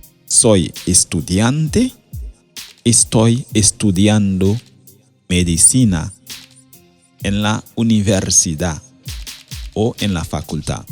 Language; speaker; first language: Spanish; non-native, fluent; Haitian Creole